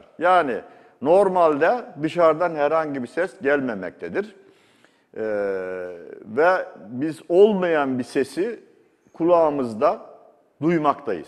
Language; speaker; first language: Turkish; native; Turkish